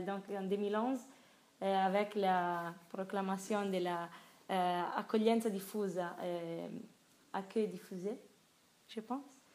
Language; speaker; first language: French; non-native, fluent; Italian